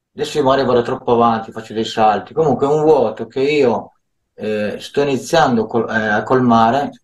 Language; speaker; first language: Italian; native; Italian